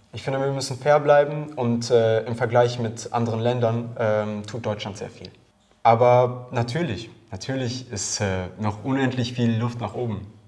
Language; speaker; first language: German; early bilingual, other home language; Russian